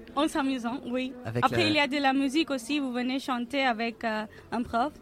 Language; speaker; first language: French; non-native, fluent; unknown